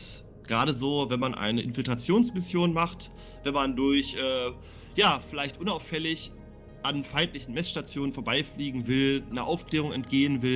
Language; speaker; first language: German; native; German